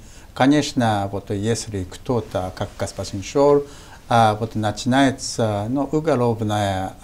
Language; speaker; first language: Russian; non-native, fluent; Japanese